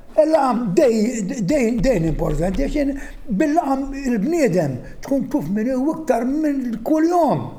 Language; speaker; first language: Maltese; native; Maltese